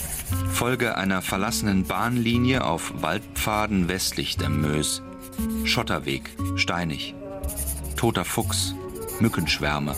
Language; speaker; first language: German; native; German